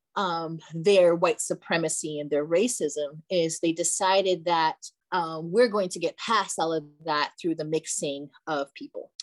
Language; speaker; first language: English; early bilingual, other home language; Portuguese